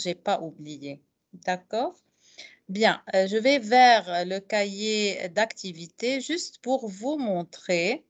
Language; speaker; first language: French; non-native, fluent; Arabic